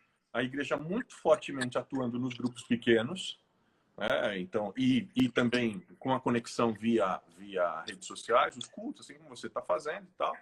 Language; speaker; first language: Portuguese; native; Portuguese